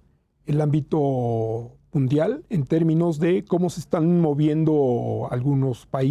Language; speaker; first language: Spanish; native; Spanish